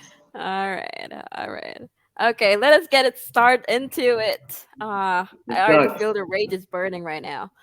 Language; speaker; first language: English; non-native, fluent; Khmer